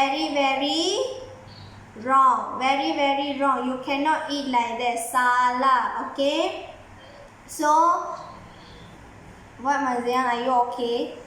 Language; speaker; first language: English; non-native, learner; Malay